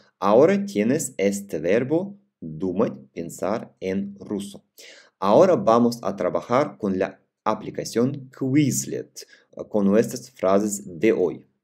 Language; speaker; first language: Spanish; non-native, fluent; Russian